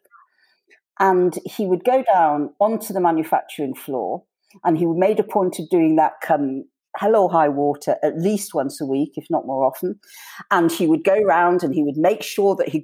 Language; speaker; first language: English; native; English